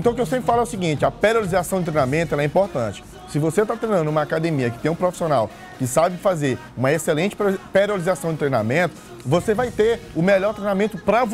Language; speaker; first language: Portuguese; native; Portuguese